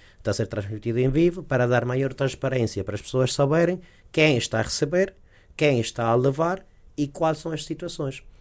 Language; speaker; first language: Portuguese; early bilingual, heritage; Portuguese